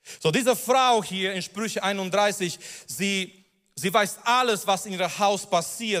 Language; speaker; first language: German; non-native, fluent; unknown